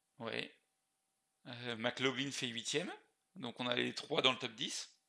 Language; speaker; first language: French; native; French